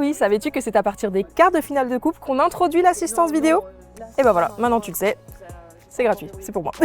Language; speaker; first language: French; native; French